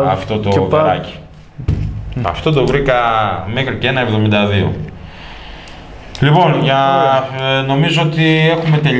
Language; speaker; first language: Greek; native; Greek